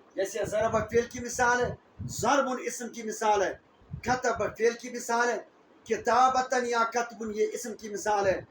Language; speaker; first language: Urdu; non-native, local second language; Pashto